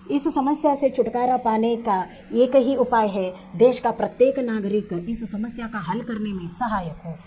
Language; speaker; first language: Hindi; non-native, local second language; Kannada